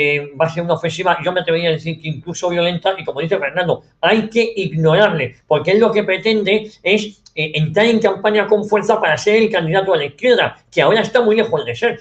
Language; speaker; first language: Spanish; native; Spanish